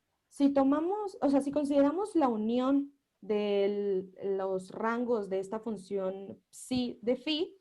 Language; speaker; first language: Spanish; native; Spanish